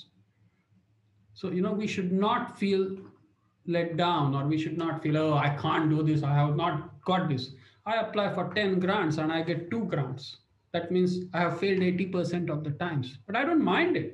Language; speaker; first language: English; non-native, local second language; Marathi